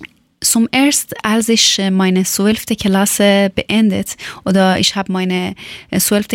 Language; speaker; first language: German; non-native, fluent; Persian